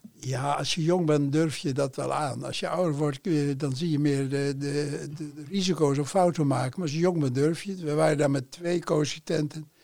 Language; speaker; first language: Dutch; native; Dutch